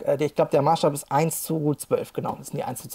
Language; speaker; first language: German; native; German